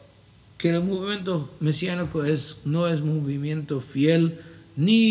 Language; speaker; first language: Spanish; non-native, fluent; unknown